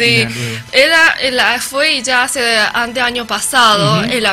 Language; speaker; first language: Spanish; non-native, learner; Japanese